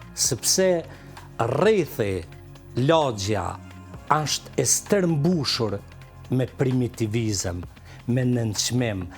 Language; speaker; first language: Albanian; native; Albanian